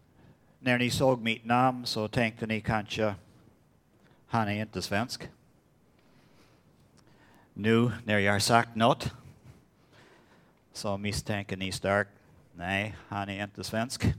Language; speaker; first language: Swedish; non-native, fluent; English